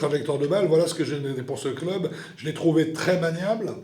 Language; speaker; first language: French; native; French